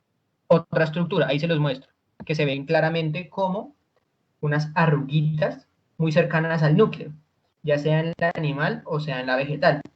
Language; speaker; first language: Spanish; native; Spanish